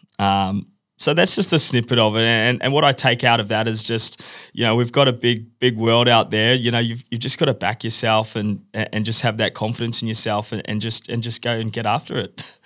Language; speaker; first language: English; native; English